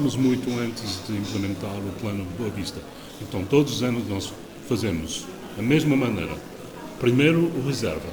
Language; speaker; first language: Portuguese; non-native, fluent; English